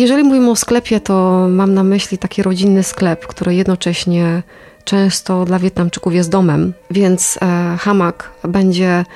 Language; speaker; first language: Polish; native; Polish